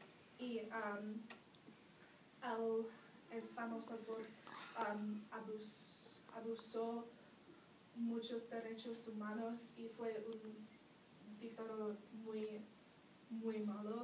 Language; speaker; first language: Spanish; non-native, learner; English